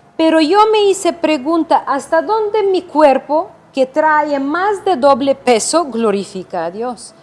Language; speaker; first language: Spanish; non-native, fluent; Ukrainian